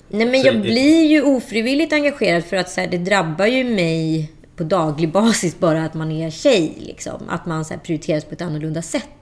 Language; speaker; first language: Swedish; native; Swedish